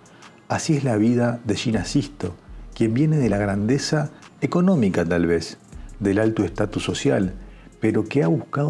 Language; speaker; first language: Spanish; native; Spanish